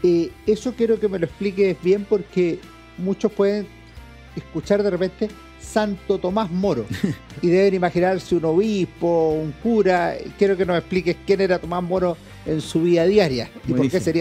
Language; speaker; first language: Spanish; native; Spanish